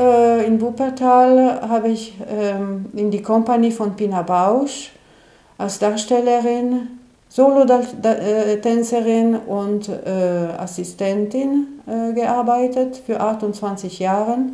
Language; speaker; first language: German; non-native, fluent; Italian